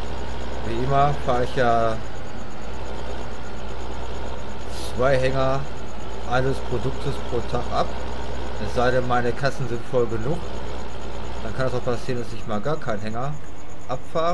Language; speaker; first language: German; native; German